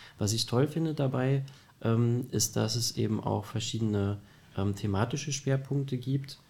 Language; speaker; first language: German; native; German